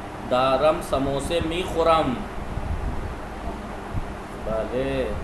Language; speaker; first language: Persian; non-native, fluent; Urdu